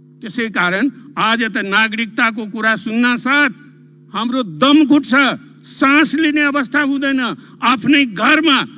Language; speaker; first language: Nepali; non-native, local second language; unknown